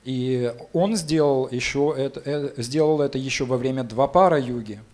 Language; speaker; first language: Russian; native; Russian